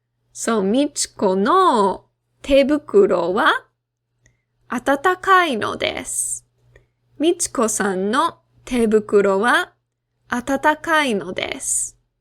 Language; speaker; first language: Japanese; non-native, fluent; English